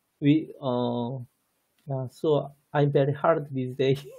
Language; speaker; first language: English; non-native, learner; Korean